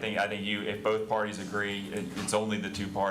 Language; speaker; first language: English; native; English